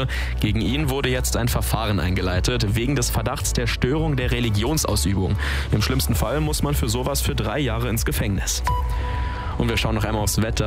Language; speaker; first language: German; native; German